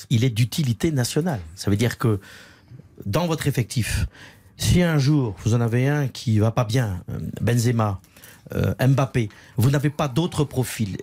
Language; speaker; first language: French; native; French